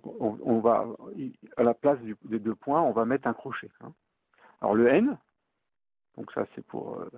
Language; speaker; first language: French; native; French